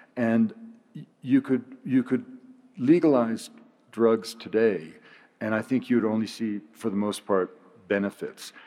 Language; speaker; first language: English; native; English